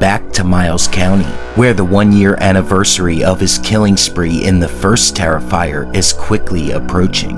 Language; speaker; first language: English; native; English